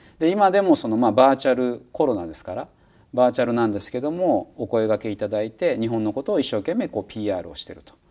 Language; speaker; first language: Japanese; native; Japanese